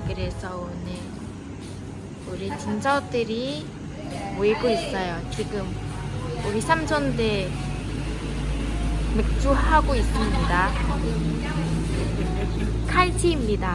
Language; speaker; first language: Korean; non-native, local second language; Vietnamese